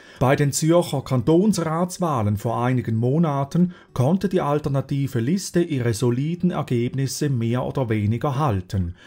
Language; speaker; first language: German; native; German